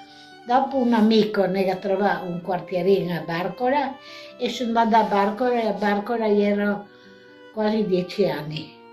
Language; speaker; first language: Italian; non-native, local second language; Venetian